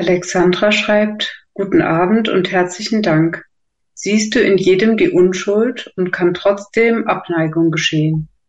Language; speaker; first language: German; native; German